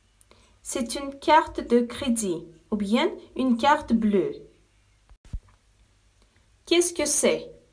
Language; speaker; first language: French; non-native, fluent; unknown